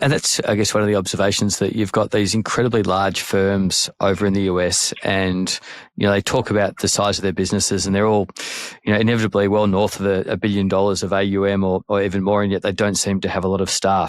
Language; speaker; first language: English; native; English